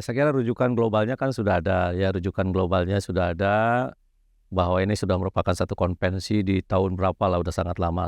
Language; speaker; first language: Indonesian; native; Indonesian